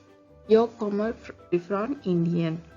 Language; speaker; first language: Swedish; non-native, fluent; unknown